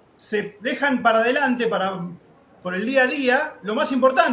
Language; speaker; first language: Spanish; native; Spanish